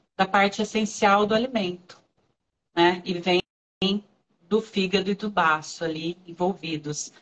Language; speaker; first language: Portuguese; native; Portuguese